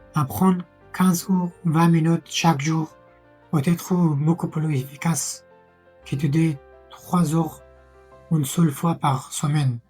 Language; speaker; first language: French; non-native, fluent; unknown